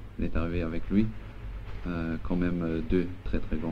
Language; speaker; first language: French; non-native, local second language; Luxembourgish